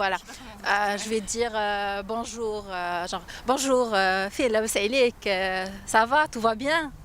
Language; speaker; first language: French; non-native, local second language; Arabic